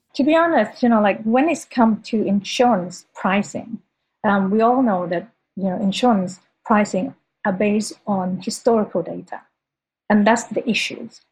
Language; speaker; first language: English; non-native, fluent; Thai